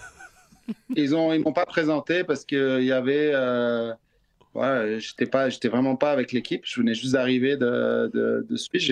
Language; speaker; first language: French; native; French